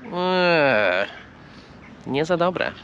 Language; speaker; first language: Polish; non-native, fluent; English